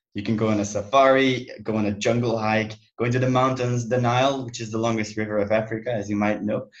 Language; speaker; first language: English; non-native, fluent; Dutch